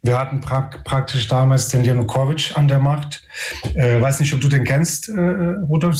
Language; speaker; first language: German; non-native, fluent; Ukrainian